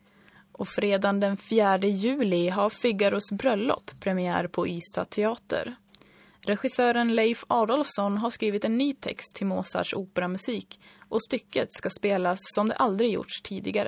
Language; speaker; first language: Swedish; native; Swedish